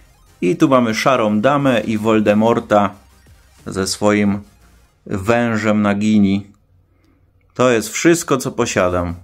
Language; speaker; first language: Polish; native; Polish